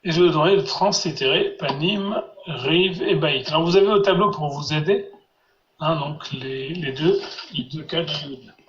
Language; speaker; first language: French; non-native, fluent; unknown